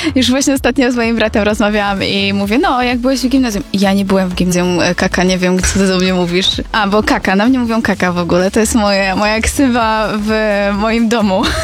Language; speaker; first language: Polish; native; Polish